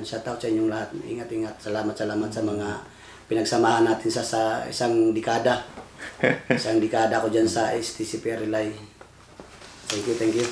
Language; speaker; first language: Filipino; non-native, local second language; Waray